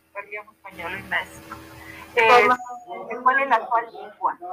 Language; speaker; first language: Italian; non-native, fluent; Spanish